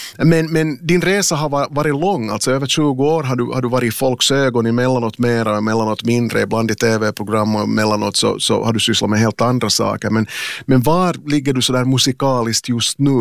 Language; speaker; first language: Swedish; native; Swedish